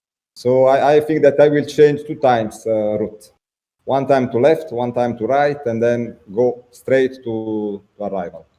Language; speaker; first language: English; non-native, learner; Italian